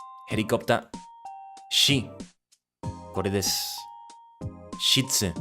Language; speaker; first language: Japanese; non-native, learner; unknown